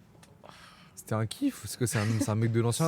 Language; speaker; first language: French; native; French